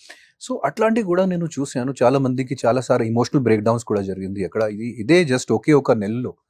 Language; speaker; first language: Telugu; non-native, fluent; Hindi